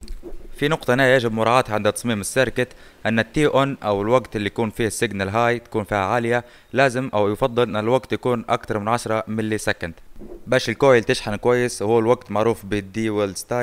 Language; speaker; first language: Arabic; native; Arabic